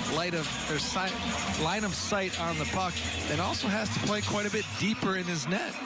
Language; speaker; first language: English; native; English